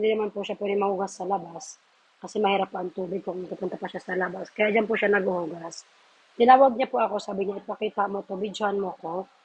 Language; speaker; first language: Filipino; non-native, local second language; Waray